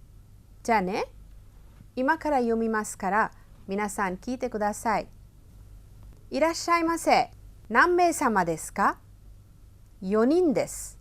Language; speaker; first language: Japanese; non-native, fluent; Hindi